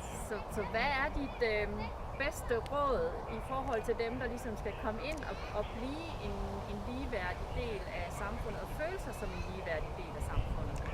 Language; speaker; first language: Danish; native; Danish